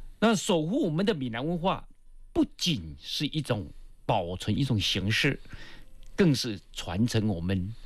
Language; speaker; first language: Chinese; non-native, local second language; Min Nan Chinese